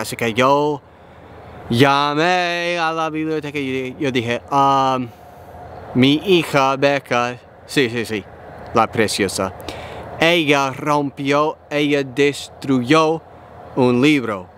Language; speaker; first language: Spanish; non-native, learner; English